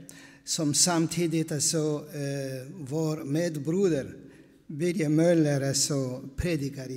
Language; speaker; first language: Swedish; non-native, fluent; Aramaic